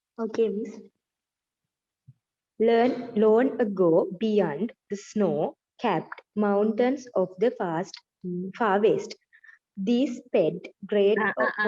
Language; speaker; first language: English; non-native, learner; Sinhala